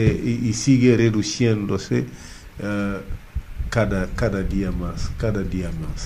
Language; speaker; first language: Spanish; non-native, fluent; Wolof